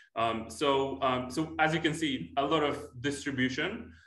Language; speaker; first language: English; non-native, fluent; Polish